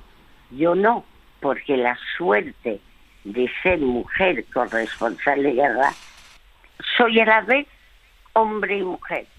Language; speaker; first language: Spanish; early bilingual, other home language; French